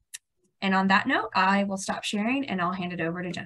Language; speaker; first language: English; native; English